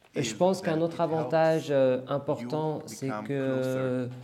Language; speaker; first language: French; non-native, fluent; Hebrew